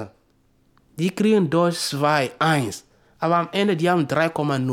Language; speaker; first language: German; non-native, learner; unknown